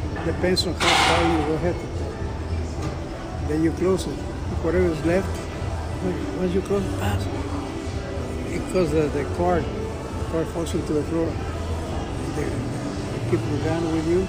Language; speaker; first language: English; non-native, fluent; Spanish